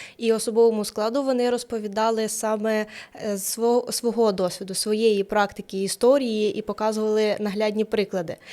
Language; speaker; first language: Ukrainian; native; Ukrainian